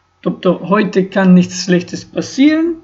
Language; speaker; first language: German; non-native, learner; Ukrainian